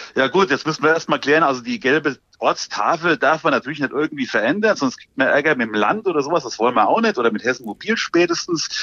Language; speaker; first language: German; native; German